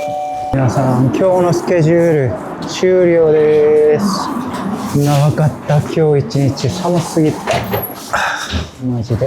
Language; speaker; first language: Japanese; non-native, fluent; Korean